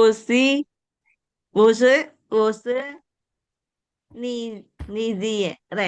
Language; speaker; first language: Chinese; non-native, learner; Indonesian